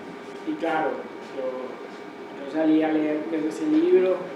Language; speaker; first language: Spanish; native; Spanish